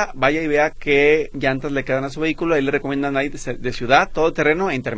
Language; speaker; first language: Spanish; native; Spanish